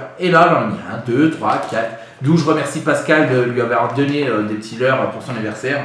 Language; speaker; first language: French; native; French